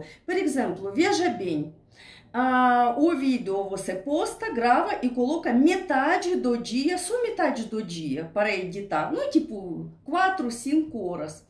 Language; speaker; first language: Portuguese; non-native, learner; Russian